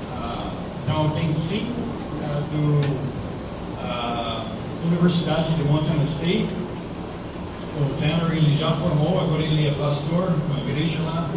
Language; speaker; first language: Portuguese; non-native, fluent; English